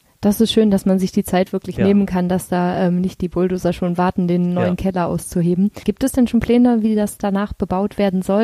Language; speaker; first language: German; native; German